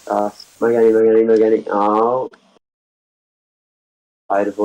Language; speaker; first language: Welsh; non-native, local second language; English